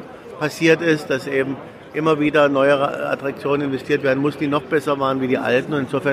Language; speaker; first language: German; native; German